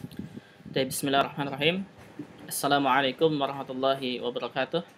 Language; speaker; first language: Arabic; non-native, fluent; Indonesian